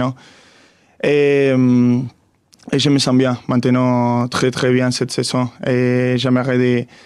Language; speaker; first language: French; non-native, fluent; Spanish